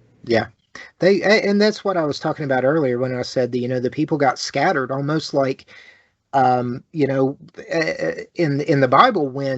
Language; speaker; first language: English; native; English